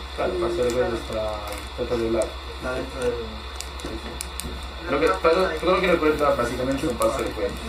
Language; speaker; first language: Spanish; non-native, fluent; Italian